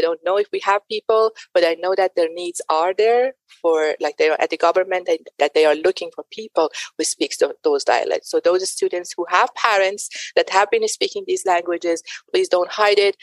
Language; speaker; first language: English; non-native, fluent; Persian